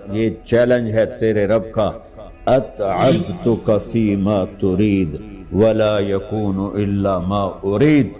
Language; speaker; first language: Urdu; non-native, local second language; Punjabi